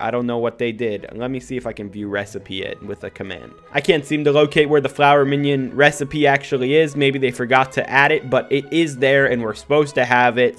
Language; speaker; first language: English; native; English